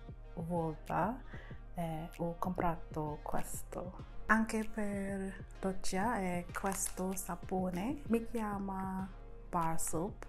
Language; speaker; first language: Italian; non-native, learner; English